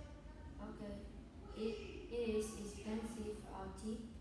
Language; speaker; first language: English; non-native, learner; Vietnamese